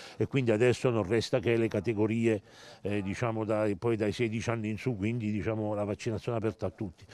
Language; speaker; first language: Italian; native; Italian